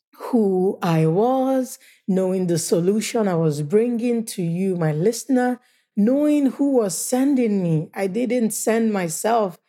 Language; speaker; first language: English; non-native, local second language; Igbo